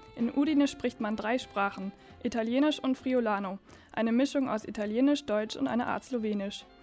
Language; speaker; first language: German; native; German